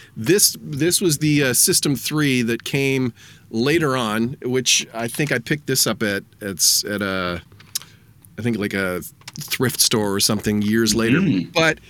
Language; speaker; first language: English; native; English